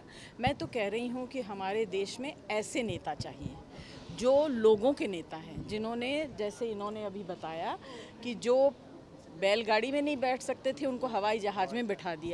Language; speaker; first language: Hindi; native; Hindi